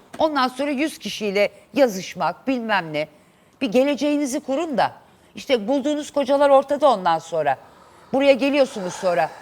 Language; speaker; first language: Turkish; native; Turkish